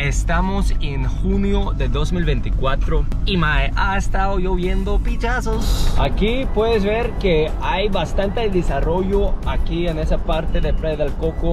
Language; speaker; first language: Spanish; non-native, fluent; English